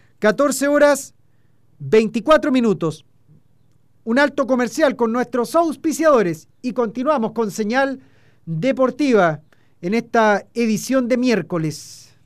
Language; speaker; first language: Spanish; native; Spanish